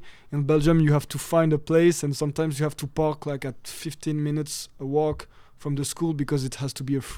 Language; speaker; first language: English; non-native, fluent; French